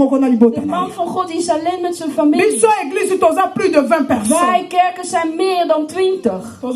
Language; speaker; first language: Dutch; non-native, learner; Lingala